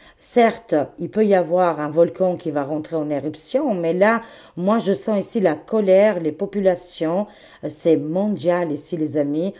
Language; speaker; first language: French; non-native, fluent; Albanian